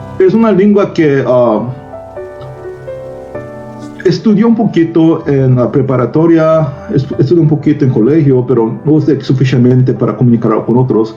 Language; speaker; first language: Spanish; non-native, learner; Korean